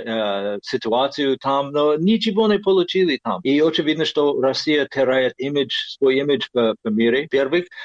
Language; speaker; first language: Russian; non-native, fluent; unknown